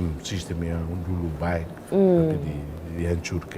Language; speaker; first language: Indonesian; non-native, fluent; Tetum